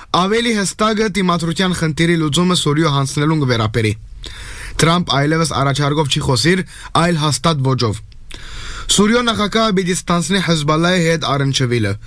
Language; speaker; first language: Armenian; native; Armenian